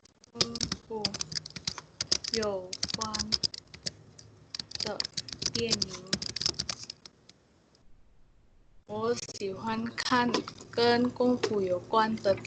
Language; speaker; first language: Chinese; non-native, fluent; Indonesian